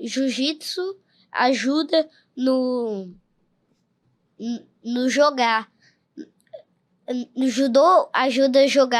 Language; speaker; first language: Portuguese; early bilingual, heritage; Portuguese